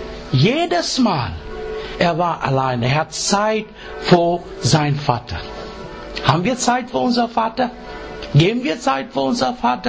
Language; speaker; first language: German; non-native, learner; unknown